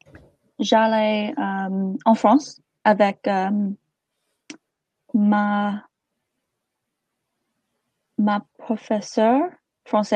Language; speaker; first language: French; non-native, learner; English